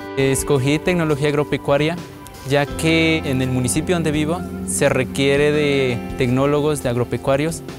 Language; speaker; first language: Spanish; native; Spanish